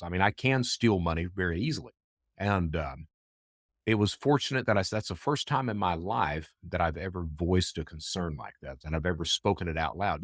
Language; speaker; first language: English; native; English